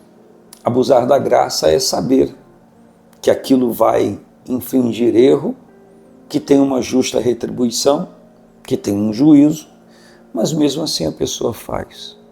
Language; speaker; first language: Portuguese; native; Portuguese